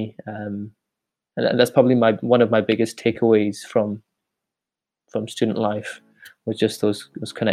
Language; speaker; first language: English; native; English